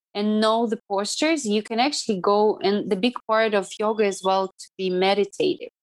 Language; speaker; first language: English; non-native, fluent; Russian